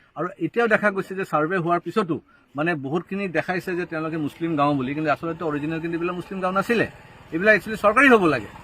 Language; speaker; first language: Assamese; non-native, local second language; Bangla